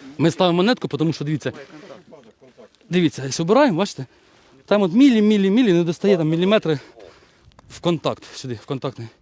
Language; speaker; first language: Ukrainian; native; Ukrainian